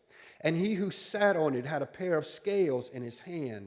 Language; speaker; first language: English; native; English